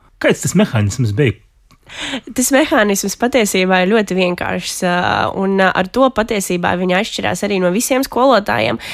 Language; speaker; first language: Latvian; non-native, local second language; Russian